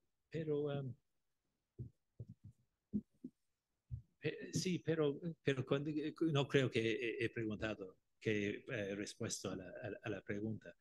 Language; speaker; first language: Spanish; non-native, fluent; Irish